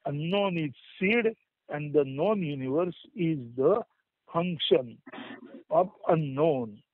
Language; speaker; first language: English; non-native, local second language; Marathi